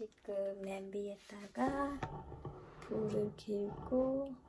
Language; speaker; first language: Korean; non-native, fluent; Khmer